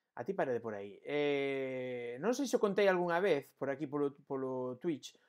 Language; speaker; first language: Galician; non-native, local second language; Spanish